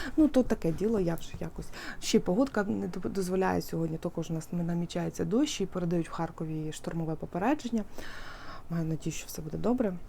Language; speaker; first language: Ukrainian; non-native, local second language; Russian